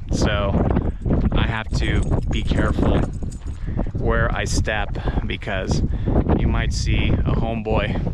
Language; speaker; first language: English; native; English